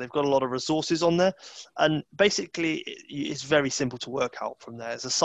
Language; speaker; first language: English; native; English